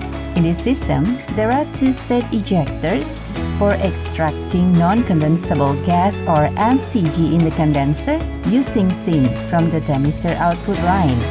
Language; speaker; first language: English; non-native, fluent; Indonesian